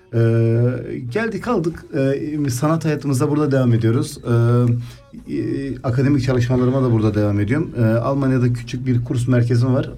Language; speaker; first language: Turkish; native; Turkish